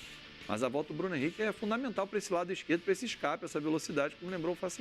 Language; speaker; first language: Portuguese; native; Portuguese